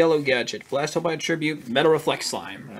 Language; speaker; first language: English; native; English